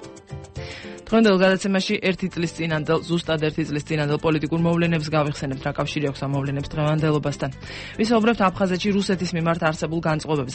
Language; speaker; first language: Georgian; native; Georgian